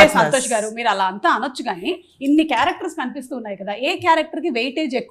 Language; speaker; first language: Telugu; native; Telugu